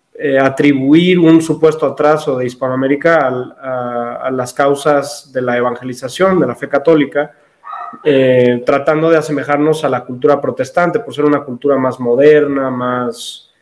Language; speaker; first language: Spanish; native; Spanish